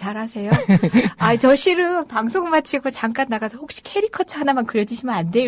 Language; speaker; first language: Korean; native; Korean